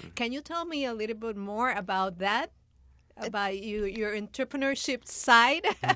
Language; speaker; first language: English; non-native, fluent; Spanish